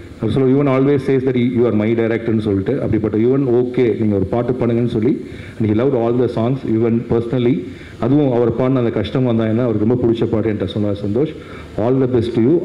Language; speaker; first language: Tamil; native; Tamil